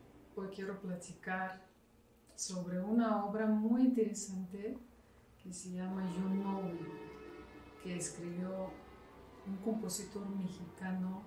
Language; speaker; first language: Spanish; non-native, fluent; Russian